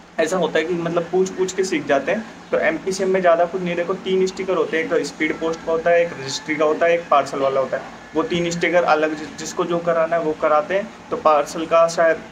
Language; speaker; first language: Hindi; native; Hindi